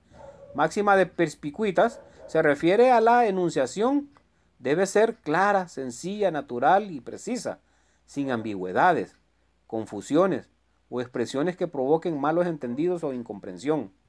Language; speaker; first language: Spanish; native; Spanish